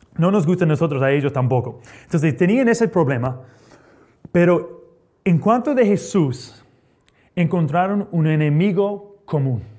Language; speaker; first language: Spanish; non-native, fluent; English